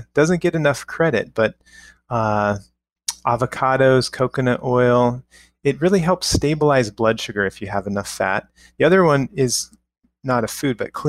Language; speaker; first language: English; native; English